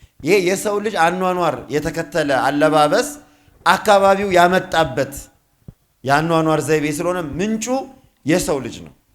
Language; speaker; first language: Amharic; native; Amharic